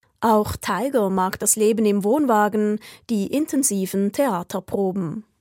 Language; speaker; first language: German; native; German